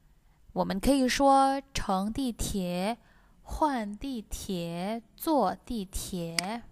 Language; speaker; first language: Chinese; non-native, fluent; Indonesian